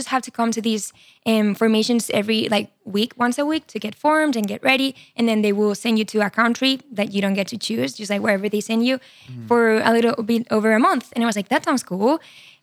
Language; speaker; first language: English; non-native, fluent; Spanish